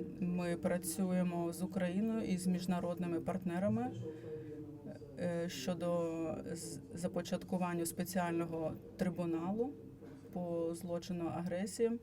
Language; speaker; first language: Ukrainian; non-native, fluent; Latvian